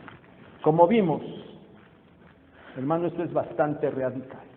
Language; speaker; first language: Spanish; native; Spanish